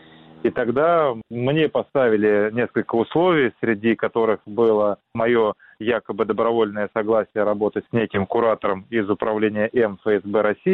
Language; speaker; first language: Russian; native; Russian